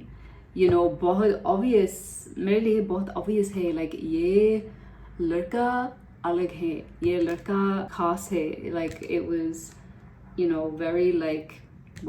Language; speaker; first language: Hindi; non-native, learner; English